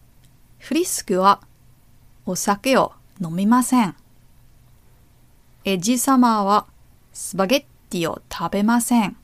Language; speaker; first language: Japanese; non-native, learner; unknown